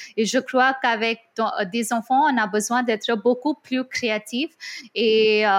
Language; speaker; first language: French; non-native, fluent; Hindi